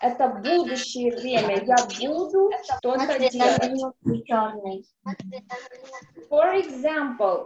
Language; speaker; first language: Russian; native; Russian